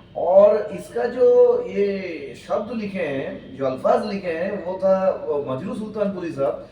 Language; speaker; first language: Hindi; non-native, local second language; Bangla